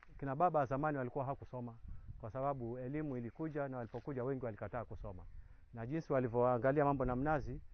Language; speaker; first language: Swahili; non-native, local second language; Giryama